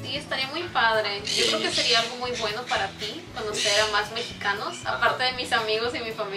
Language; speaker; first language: Spanish; native; Spanish